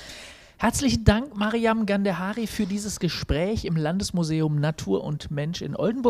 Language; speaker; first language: German; native; German